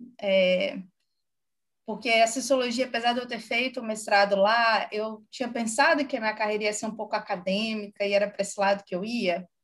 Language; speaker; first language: Portuguese; native; Portuguese